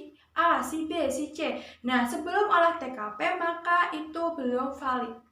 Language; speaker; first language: Indonesian; native; Indonesian